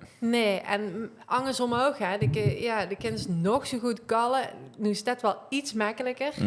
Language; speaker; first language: Dutch; native; Dutch